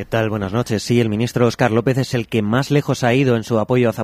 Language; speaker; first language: Spanish; native; Spanish